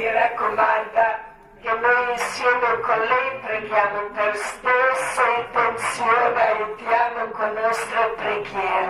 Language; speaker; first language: Italian; non-native, learner; Croatian